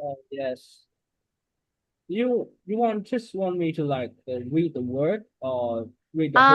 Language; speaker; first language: English; non-native, fluent; Vietnamese